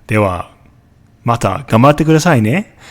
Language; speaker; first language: Japanese; non-native, fluent; English